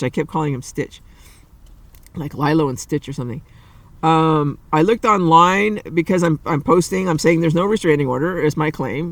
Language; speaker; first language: English; native; English